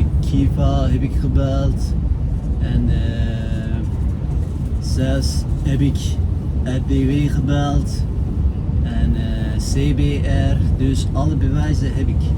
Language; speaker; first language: Dutch; non-native, fluent; Turkish